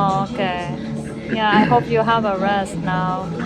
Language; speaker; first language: English; non-native, learner; Korean